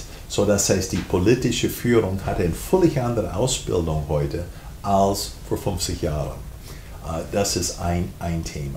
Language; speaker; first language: German; non-native, fluent; English